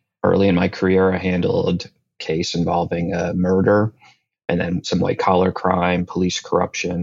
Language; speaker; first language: English; native; English